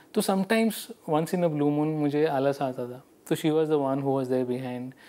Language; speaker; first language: Hindi; non-native, local second language; Marathi